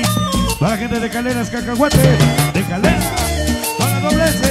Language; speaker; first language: Spanish; native; Spanish